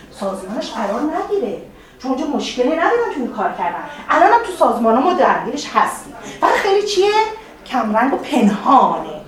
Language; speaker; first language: Persian; native; Persian